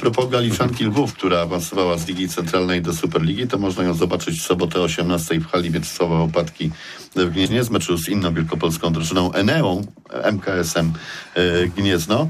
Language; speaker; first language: Polish; native; Polish